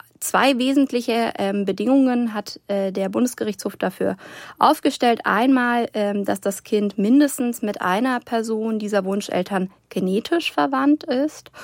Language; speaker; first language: German; native; German